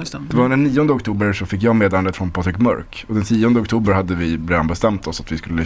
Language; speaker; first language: Swedish; native; Swedish